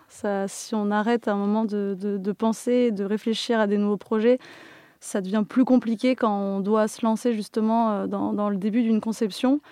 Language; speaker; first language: French; native; French